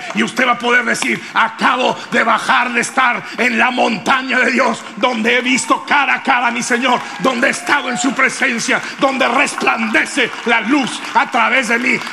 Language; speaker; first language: Spanish; native; Spanish